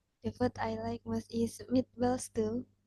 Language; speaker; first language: English; non-native, learner; Indonesian